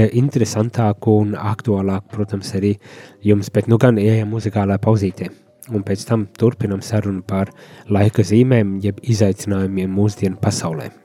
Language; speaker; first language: Latvian; native; Latvian